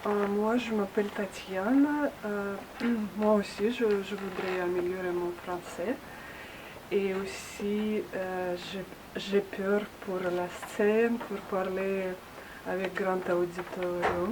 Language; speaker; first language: French; non-native, learner; Russian